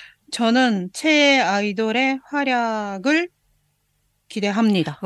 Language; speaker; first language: Korean; non-native, learner; Japanese